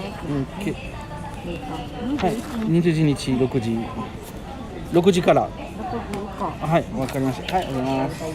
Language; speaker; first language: Japanese; non-native, learner; French